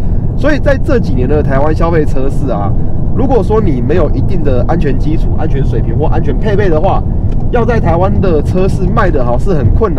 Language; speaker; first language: Chinese; native; Chinese